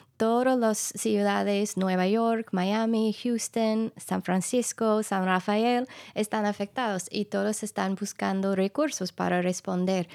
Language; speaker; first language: Spanish; non-native, learner; English